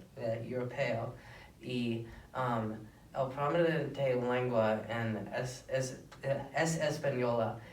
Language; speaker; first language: Spanish; non-native, learner; English